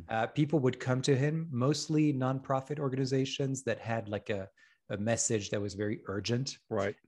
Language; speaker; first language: English; non-native, fluent; French